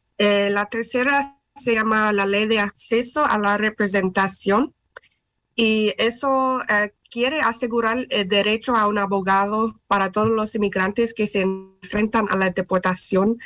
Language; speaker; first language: Spanish; non-native, fluent; English